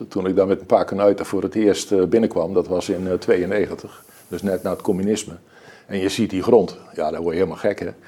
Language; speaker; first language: Dutch; native; Dutch